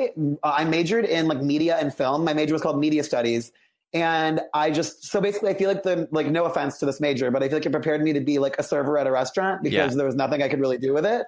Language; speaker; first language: English; native; English